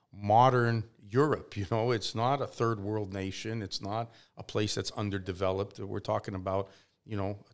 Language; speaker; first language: English; native; English